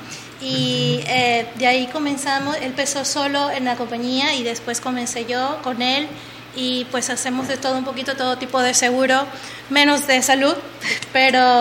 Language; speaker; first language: Spanish; native; Spanish